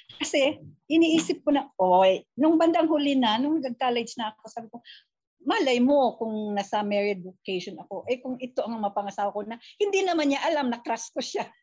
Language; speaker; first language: Filipino; non-native, local second language; Cebuano